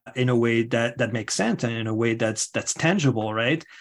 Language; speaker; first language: English; non-native, fluent; French